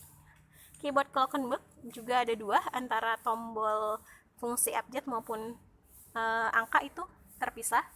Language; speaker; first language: Indonesian; native; Indonesian